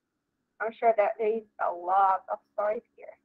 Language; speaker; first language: English; non-native, fluent; Arabic